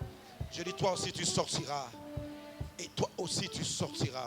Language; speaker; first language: French; non-native, local second language; Lingala